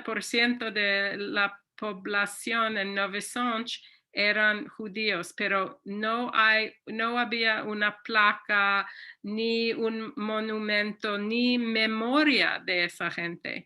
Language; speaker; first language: Spanish; non-native, fluent; English